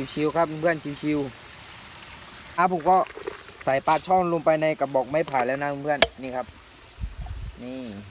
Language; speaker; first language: Thai; non-native, local second language; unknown